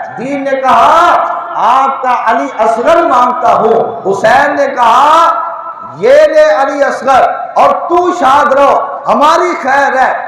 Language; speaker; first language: Urdu; non-native, local second language; Punjabi